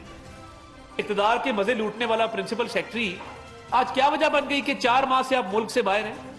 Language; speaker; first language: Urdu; non-native, local second language; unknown